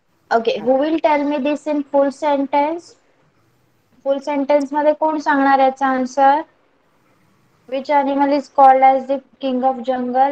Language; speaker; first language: English; non-native, local second language; Marathi